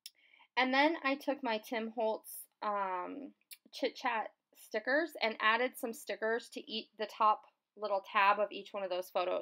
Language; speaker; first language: English; native; English